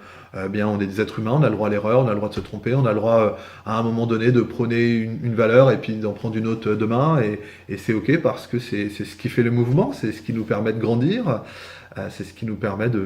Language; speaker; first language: French; native; French